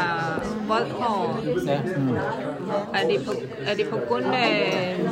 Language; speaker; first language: Danish; non-native, learner; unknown